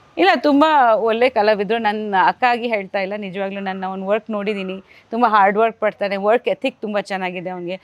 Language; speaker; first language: Kannada; non-native, fluent; Bangla